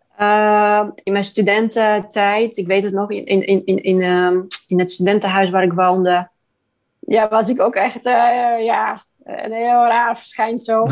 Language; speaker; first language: Dutch; non-native, fluent; Polish